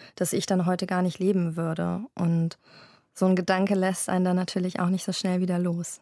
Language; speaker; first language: German; native; German